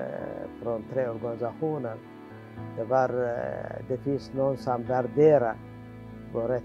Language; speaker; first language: Swedish; non-native, learner; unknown